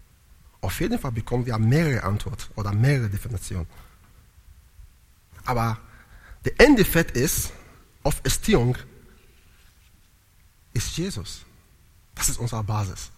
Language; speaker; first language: German; non-native, learner; Italian